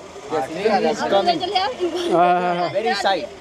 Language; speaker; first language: English; non-native, learner; Hindi